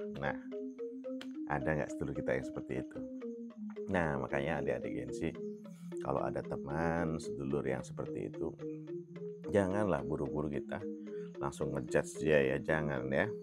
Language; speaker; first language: Indonesian; native; Indonesian